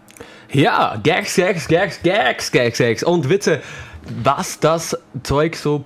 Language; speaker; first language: German; native; German